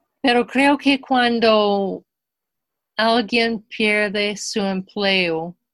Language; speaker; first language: Spanish; non-native, fluent; English